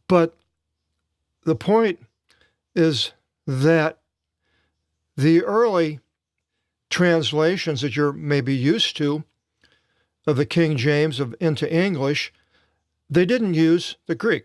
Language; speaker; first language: English; native; English